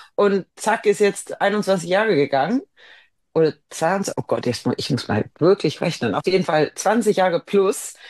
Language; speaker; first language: German; non-native, fluent; Swedish